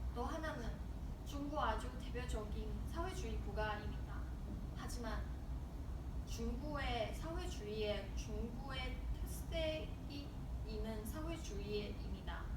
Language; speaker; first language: Korean; non-native, learner; Chinese